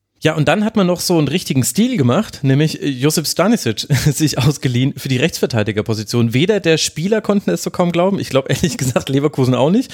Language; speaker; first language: German; native; German